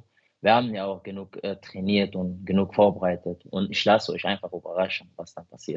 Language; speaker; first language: German; non-native, fluent; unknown